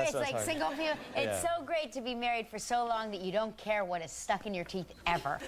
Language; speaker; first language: English; native; English